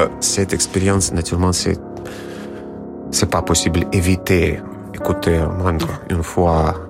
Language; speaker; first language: French; non-native, learner; Russian